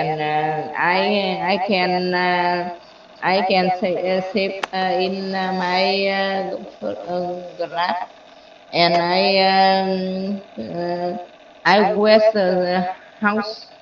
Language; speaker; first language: English; non-native, learner; Vietnamese